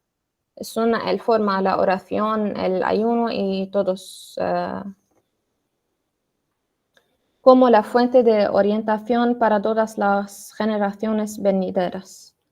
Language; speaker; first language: Spanish; non-native, learner; Arabic